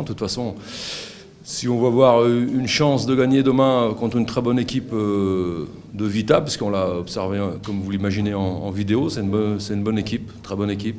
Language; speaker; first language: French; native; French